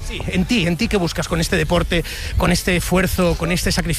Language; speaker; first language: Spanish; native; Spanish